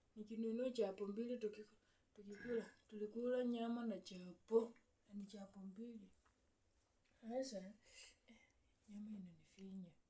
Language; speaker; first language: Swahili; native; Swahili